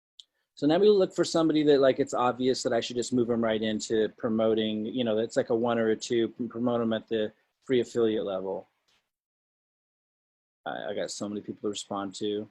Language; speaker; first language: English; native; English